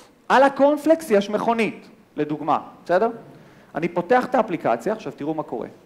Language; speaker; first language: Hebrew; native; Hebrew